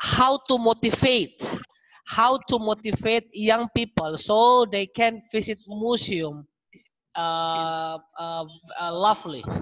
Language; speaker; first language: English; non-native, learner; Indonesian